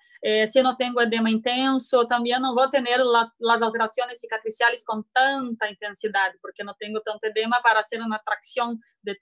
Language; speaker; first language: Spanish; non-native, learner; Portuguese